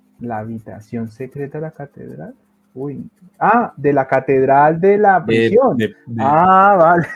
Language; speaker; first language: Spanish; native; Spanish